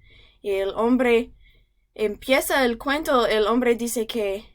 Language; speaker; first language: Spanish; non-native, learner; English